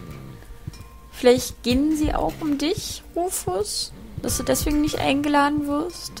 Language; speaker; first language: German; native; German